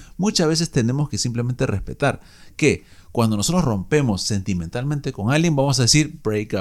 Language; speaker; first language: Spanish; native; Spanish